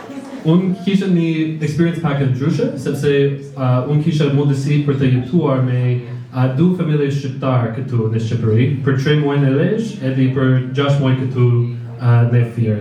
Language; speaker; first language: Albanian; non-native, learner; English